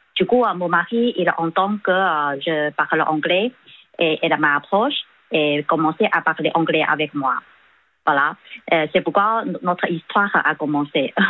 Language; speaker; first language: French; non-native, fluent; Chinese